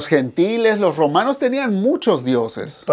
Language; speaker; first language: Spanish; native; Spanish